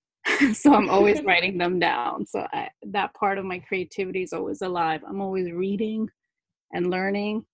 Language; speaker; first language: English; early bilingual, other home language; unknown